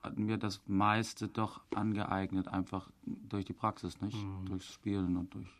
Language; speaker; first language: German; native; German